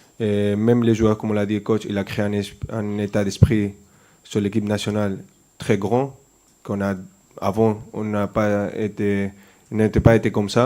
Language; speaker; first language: French; non-native, fluent; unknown